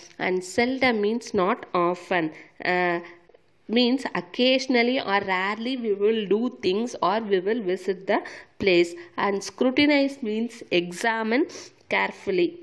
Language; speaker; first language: English; non-native, local second language; Tamil